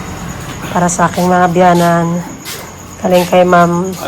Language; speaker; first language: Filipino; native; Filipino